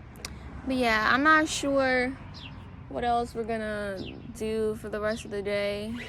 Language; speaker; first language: English; native; English